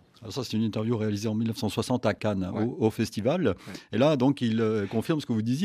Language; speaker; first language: French; native; French